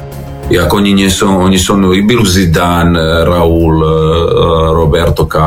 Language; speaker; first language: Polish; non-native, learner; Serbian